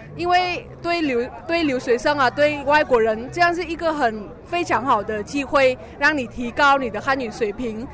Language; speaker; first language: Chinese; non-native, fluent; Vietnamese